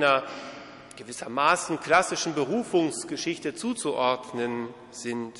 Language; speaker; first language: German; native; German